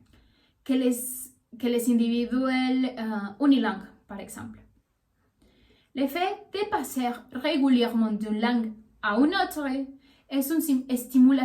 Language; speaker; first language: French; non-native, learner; Spanish